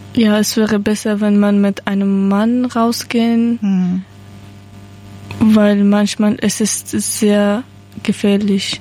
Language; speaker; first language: German; non-native, learner; Persian